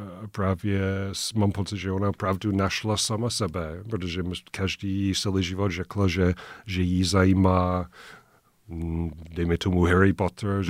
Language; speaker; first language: Czech; non-native, fluent; English